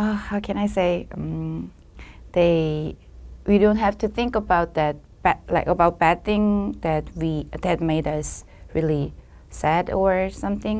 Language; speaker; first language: English; non-native, learner; Korean